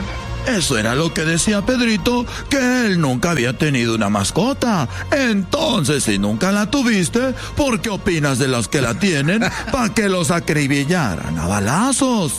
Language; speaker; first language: Spanish; native; Spanish